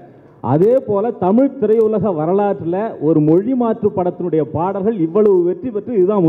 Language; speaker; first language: Tamil; native; Tamil